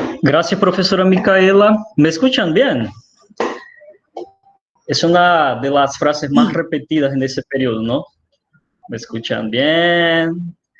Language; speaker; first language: Spanish; non-native, fluent; Portuguese